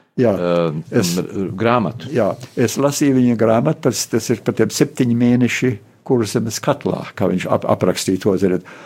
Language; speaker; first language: Latvian; early bilingual, heritage; Latvian